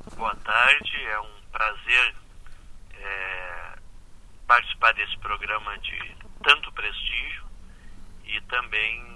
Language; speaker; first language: Portuguese; native; Portuguese